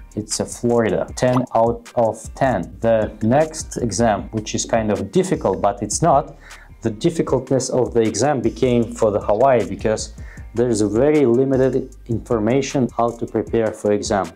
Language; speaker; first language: English; non-native, fluent; Russian